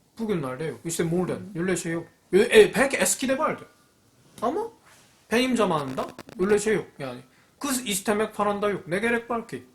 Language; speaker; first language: Turkish; non-native, fluent; Korean